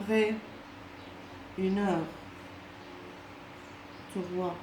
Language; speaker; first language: French; non-native, local second language; Arabic